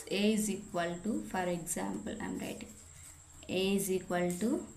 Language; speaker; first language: English; non-native, local second language; Telugu